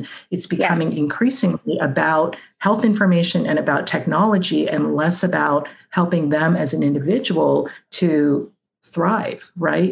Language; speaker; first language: English; non-native, local second language; Cantonese